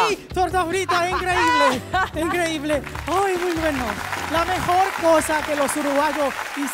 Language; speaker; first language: Spanish; non-native, fluent; Portuguese